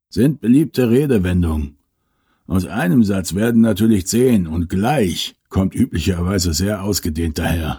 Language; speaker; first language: German; native; German